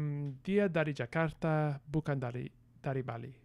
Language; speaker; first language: Indonesian; non-native, learner; English